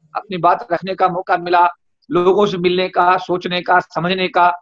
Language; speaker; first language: Hindi; native; Hindi